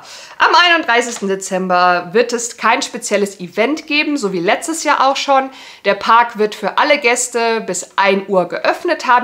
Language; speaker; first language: German; native; German